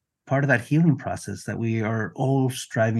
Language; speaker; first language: English; non-native, fluent; Spanish